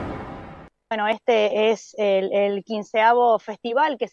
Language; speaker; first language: Spanish; native; Spanish